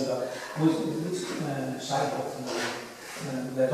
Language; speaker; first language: English; non-native, learner; Catalan